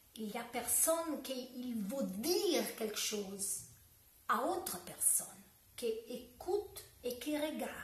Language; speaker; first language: French; non-native, learner; Italian